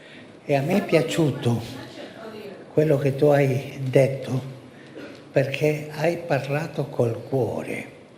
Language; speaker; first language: Italian; non-native, fluent; Spanish